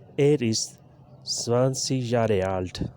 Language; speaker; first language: German; non-native, learner; Urdu